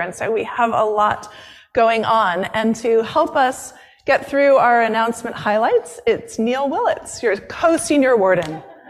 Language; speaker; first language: English; native; English